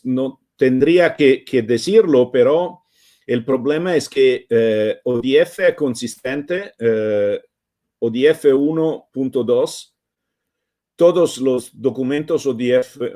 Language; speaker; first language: Spanish; non-native, fluent; Italian